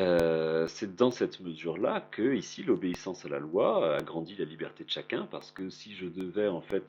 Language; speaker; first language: French; native; French